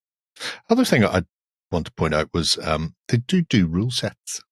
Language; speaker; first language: English; native; English